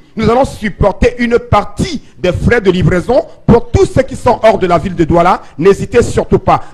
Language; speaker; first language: French; non-native, local second language; Duala